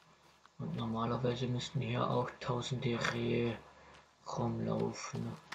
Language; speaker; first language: German; native; German